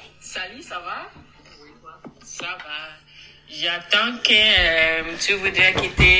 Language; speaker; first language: French; non-native, learner; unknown